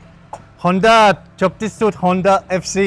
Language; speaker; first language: Thai; non-native, learner; Russian